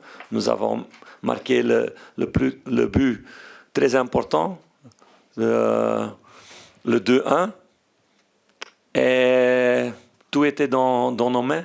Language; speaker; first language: French; non-native, fluent; Dutch